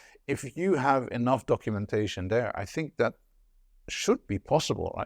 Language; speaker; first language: English; non-native, fluent; Dutch